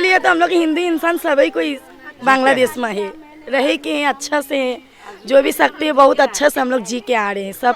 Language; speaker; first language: Hindi; early bilingual, heritage; Hindi